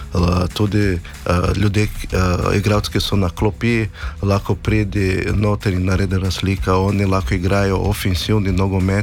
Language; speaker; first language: Slovenian; non-native, learner; Portuguese